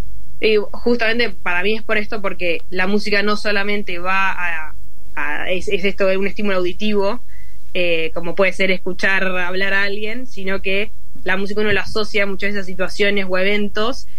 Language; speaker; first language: Spanish; native; Spanish